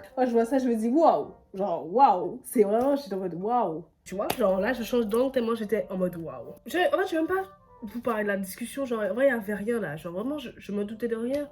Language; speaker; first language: French; native; French